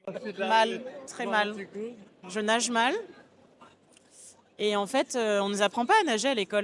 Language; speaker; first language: French; native; French